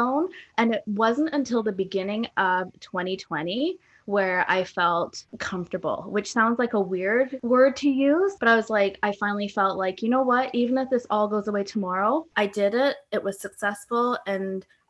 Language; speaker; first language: English; native; English